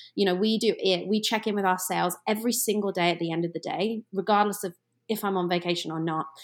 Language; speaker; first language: English; native; English